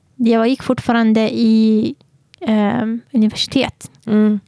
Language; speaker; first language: Swedish; native; Swedish